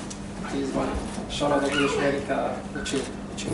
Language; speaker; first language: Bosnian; non-native, fluent; Arabic